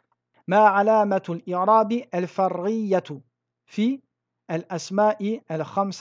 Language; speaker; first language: Arabic; non-native, fluent; French